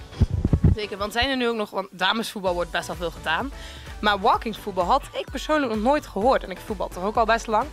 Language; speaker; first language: Dutch; native; Dutch